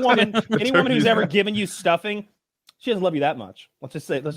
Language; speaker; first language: English; native; English